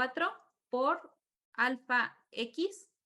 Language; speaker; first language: Spanish; native; Spanish